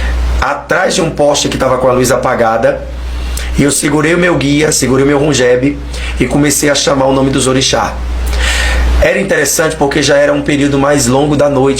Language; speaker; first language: Portuguese; native; Portuguese